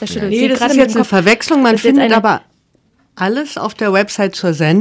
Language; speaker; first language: German; native; German